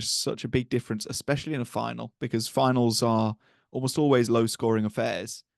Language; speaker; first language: English; native; English